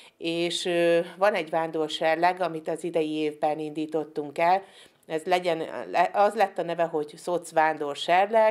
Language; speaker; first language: Hungarian; native; Hungarian